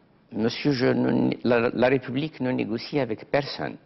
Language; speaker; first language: French; non-native, local second language; Arabic